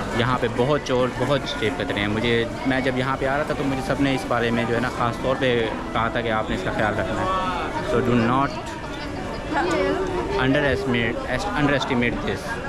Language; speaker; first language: Urdu; native; Urdu